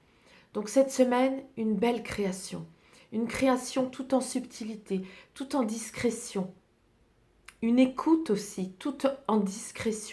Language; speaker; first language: French; native; French